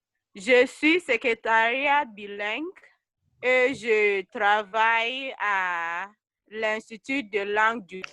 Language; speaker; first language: French; non-native, learner; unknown